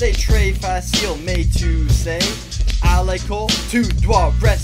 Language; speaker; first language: French; non-native, learner; English